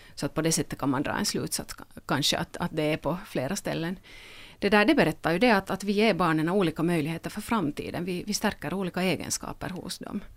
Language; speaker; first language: Swedish; native; Swedish